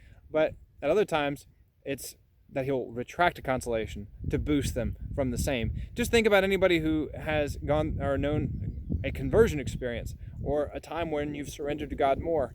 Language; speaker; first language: English; native; English